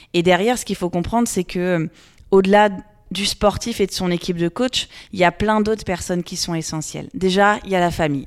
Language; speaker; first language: French; native; French